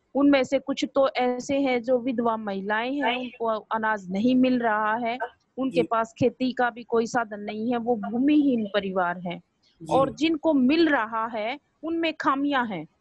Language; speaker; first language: Hindi; native; Hindi